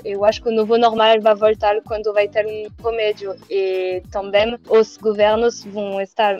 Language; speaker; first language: Portuguese; non-native, learner; French